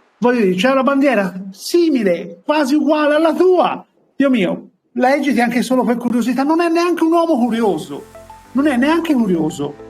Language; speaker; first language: Italian; native; Italian